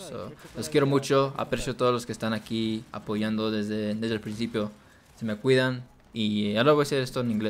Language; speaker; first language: Spanish; early bilingual, heritage; Spanish